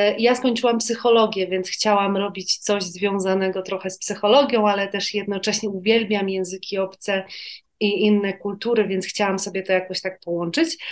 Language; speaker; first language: Polish; native; Polish